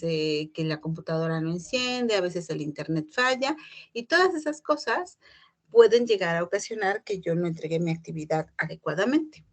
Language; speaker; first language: Spanish; native; Spanish